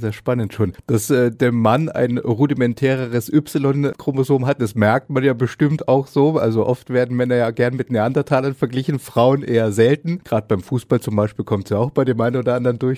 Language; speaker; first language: German; native; German